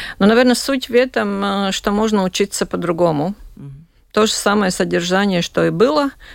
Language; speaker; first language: Russian; non-native, local second language; Latvian